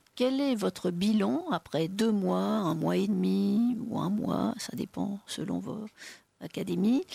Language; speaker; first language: French; native; French